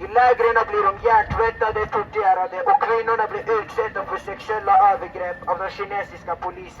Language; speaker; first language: Swedish; early bilingual, other home language; Uyghur